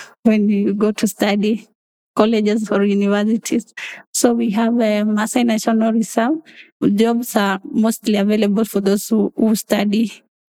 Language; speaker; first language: English; non-native, local second language; Masai